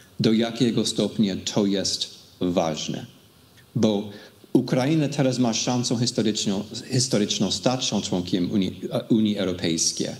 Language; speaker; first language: Polish; non-native, fluent; English